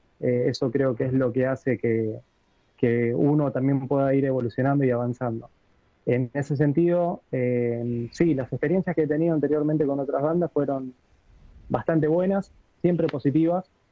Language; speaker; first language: Spanish; native; Spanish